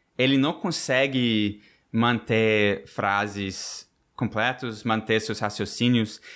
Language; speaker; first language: Portuguese; non-native, fluent; English